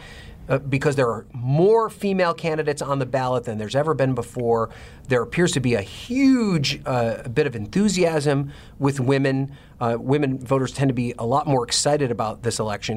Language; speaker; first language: English; native; English